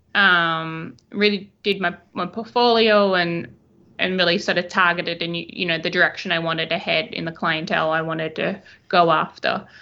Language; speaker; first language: English; native; English